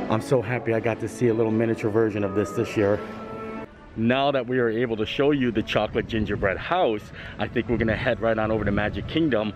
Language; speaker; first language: English; native; English